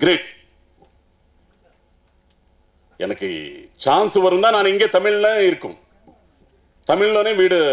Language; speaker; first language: Tamil; non-native, learner; Telugu